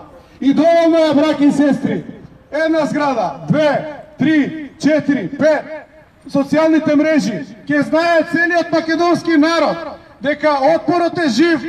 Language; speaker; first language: Macedonian; native; Macedonian